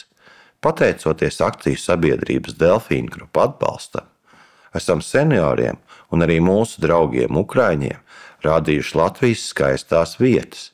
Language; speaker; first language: Latvian; native; Latvian